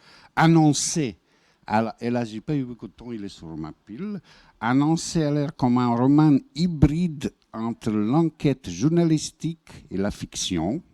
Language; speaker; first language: French; non-native, fluent; Bosnian